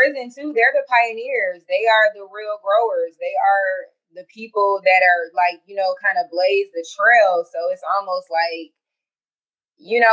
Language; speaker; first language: English; native; English